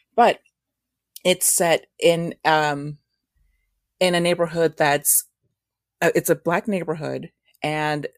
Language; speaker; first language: English; native; English